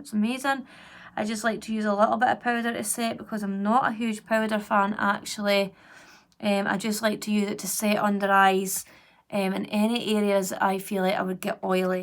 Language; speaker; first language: English; native; English